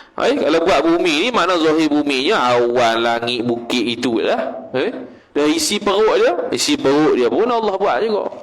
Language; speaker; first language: Malay; native; Malay